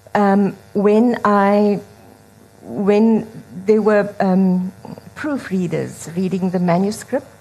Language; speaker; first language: English; non-native, local second language; Afrikaans